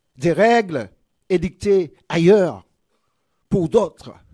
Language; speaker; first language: French; native; French